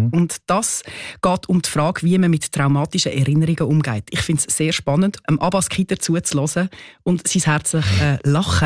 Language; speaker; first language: German; native; German